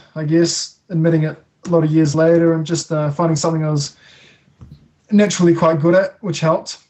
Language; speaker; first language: English; native; English